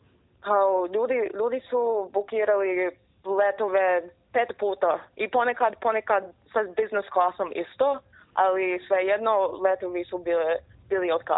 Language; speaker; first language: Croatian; early bilingual, heritage; Croatian